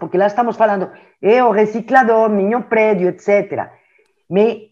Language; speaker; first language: Portuguese; non-native, learner; French